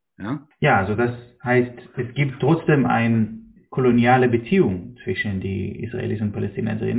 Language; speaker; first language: German; non-native, fluent; Hebrew